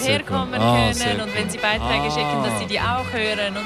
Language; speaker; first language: German; native; German